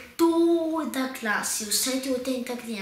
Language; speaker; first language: Portuguese; early bilingual, heritage; Portuguese